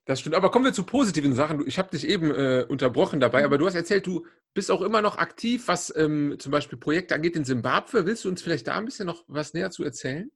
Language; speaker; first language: German; native; German